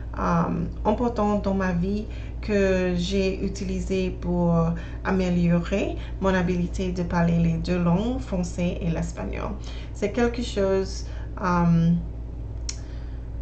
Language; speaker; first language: French; non-native, learner; English